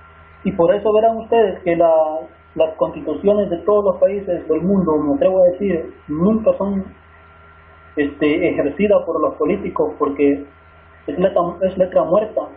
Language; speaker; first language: Spanish; native; Spanish